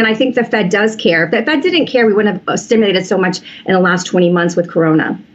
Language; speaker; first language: English; native; English